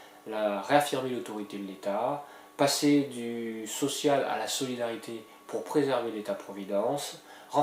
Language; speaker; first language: French; native; French